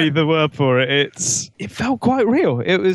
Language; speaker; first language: English; native; English